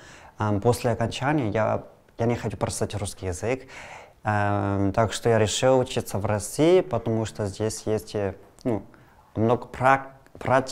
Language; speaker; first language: Russian; non-native, learner; Chinese